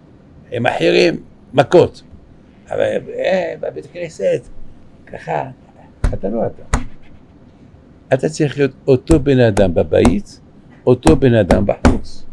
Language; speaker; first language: Hebrew; non-native, fluent; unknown